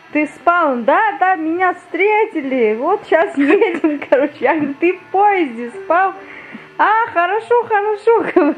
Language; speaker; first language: Russian; native; Russian